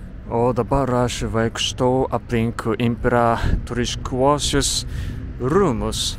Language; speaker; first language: Lithuanian; non-native, fluent; Japanese